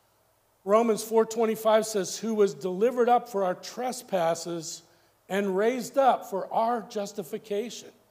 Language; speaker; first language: English; native; English